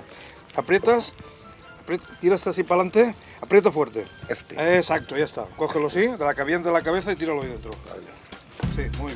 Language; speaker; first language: Spanish; native; Spanish